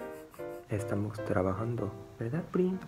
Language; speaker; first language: Spanish; non-native, learner; Japanese